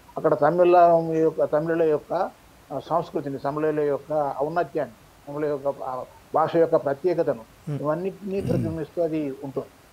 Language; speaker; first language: Telugu; native; Telugu